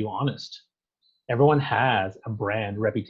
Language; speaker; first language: English; native; English